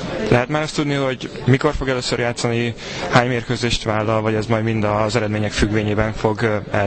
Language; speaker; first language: Hungarian; native; Hungarian